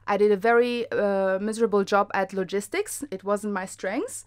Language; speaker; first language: English; non-native, fluent; German